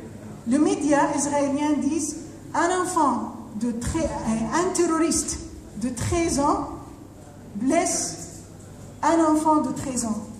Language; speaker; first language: French; non-native, fluent; Arabic